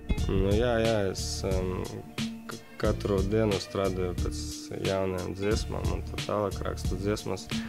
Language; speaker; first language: Latvian; non-native, local second language; Russian